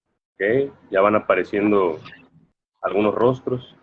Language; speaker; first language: Spanish; native; Spanish